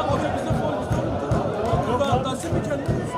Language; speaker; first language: Turkish; native; Turkish